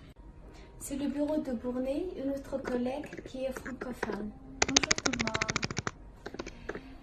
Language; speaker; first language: French; non-native, fluent; Mongolian